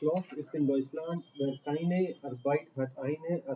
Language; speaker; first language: German; non-native, learner; Hindi